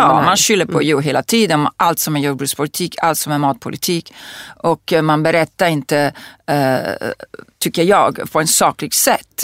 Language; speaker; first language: Swedish; non-native, fluent; Italian